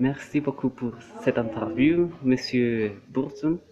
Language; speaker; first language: French; non-native, learner; Spanish